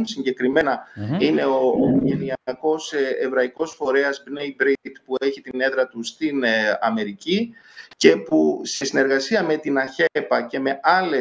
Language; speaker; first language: Greek; native; Greek